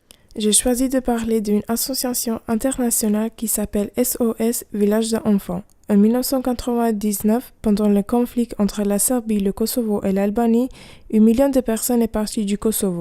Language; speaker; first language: French; non-native, learner; Albanian